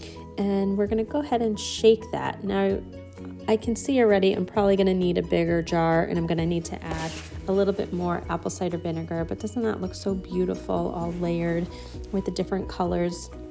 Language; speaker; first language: English; native; English